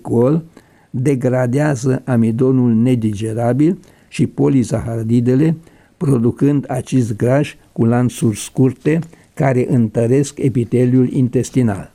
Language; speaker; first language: Romanian; native; Romanian